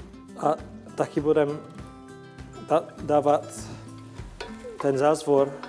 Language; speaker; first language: Czech; non-native, learner; English